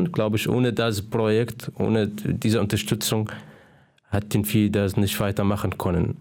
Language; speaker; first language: German; non-native, fluent; Arabic